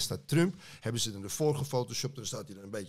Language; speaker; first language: Dutch; native; Dutch